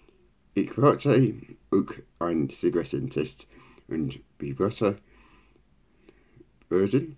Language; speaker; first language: German; non-native, learner; English